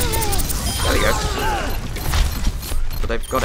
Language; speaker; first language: English; native; English